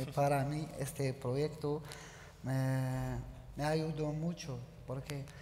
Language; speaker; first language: Spanish; non-native, learner; Arabic